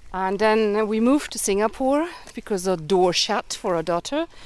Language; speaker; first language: English; early bilingual, heritage; German